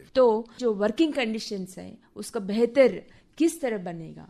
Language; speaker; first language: Hindi; non-native, local second language; Telugu